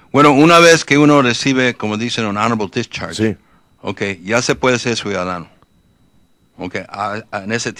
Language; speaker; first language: Spanish; early bilingual, heritage; Spanish